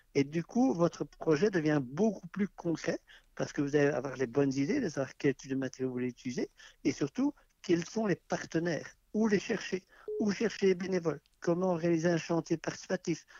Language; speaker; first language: French; native; French